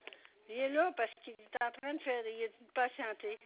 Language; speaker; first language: French; native; French